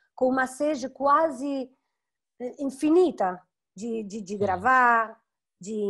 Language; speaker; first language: Portuguese; non-native, fluent; Italian